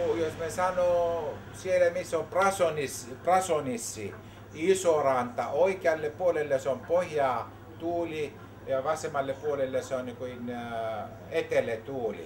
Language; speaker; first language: Finnish; non-native, learner; Greek